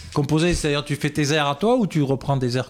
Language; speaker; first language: French; native; French